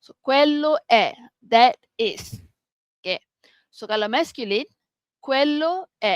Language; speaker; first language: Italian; non-native, learner; Malay